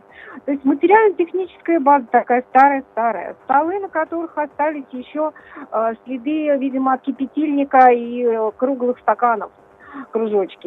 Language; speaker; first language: Russian; native; Russian